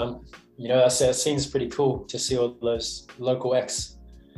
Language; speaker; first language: English; native; English